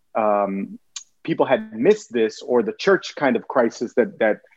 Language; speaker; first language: English; native; English